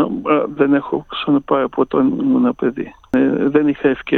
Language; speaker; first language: Greek; early bilingual, heritage; Greek